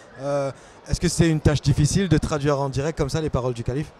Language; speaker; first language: French; native; French